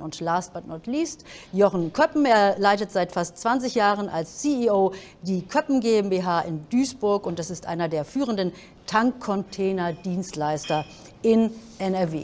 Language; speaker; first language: German; native; German